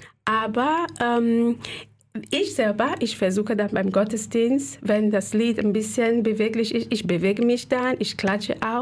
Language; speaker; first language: German; non-native, fluent; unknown